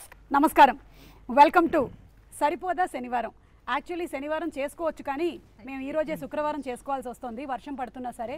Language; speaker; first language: Telugu; native; Telugu